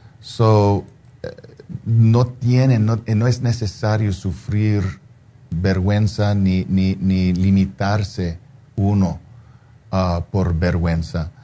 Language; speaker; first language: Spanish; non-native, fluent; English